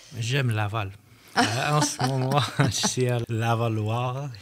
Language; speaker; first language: French; non-native, learner; Armenian